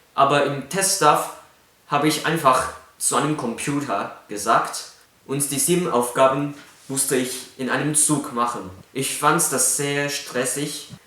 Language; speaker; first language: German; non-native, fluent; Cantonese